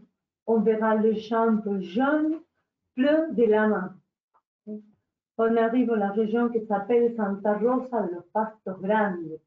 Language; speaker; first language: French; non-native, learner; Spanish